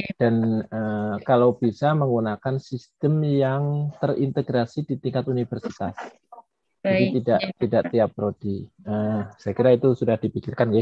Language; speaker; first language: Indonesian; non-native, local second language; Javanese